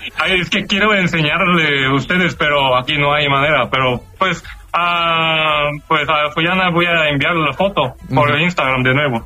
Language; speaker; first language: Spanish; non-native, learner; Korean